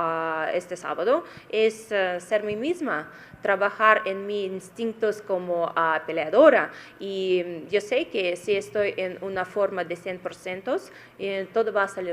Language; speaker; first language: Spanish; non-native, fluent; Russian